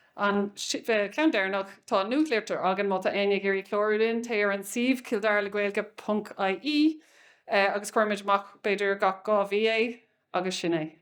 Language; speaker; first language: Irish; non-native, local second language; English